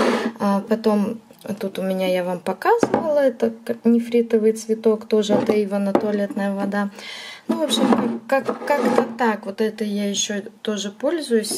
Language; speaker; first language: Russian; native; Russian